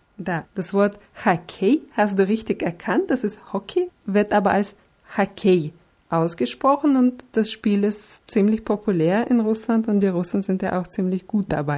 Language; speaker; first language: German; non-native, fluent; Russian